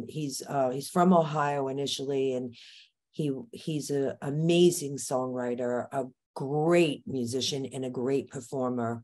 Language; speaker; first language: English; native; English